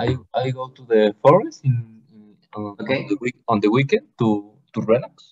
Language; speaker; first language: English; non-native, learner; Spanish